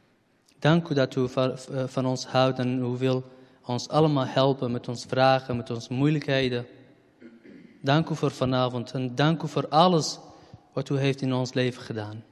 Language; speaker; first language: Dutch; non-native, fluent; Kurdish